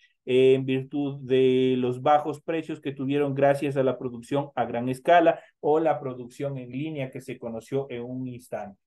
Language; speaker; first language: Spanish; native; Spanish